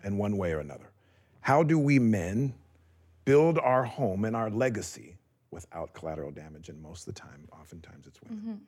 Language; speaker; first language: English; native; English